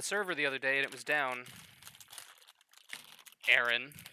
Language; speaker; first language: English; native; English